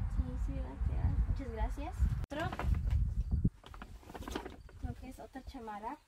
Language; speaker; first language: Spanish; early bilingual, other home language; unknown